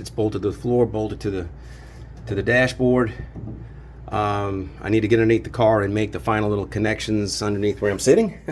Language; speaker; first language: English; native; English